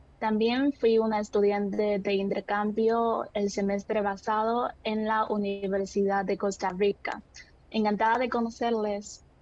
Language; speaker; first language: Spanish; non-native, fluent; Chinese